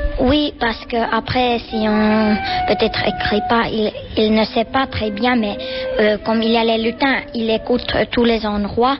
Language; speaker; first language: French; non-native, learner; Finnish